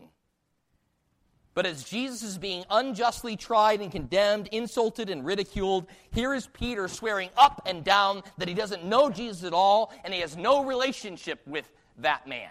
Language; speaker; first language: English; native; English